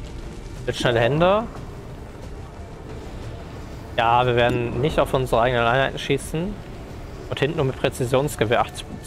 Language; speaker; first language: German; native; German